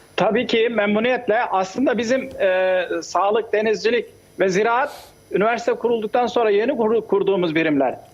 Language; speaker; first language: Turkish; native; Turkish